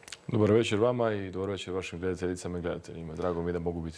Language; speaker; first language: Croatian; native; Croatian